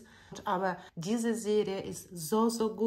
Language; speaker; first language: German; non-native, learner; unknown